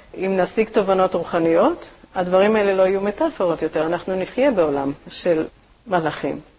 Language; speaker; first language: Hebrew; native; Hebrew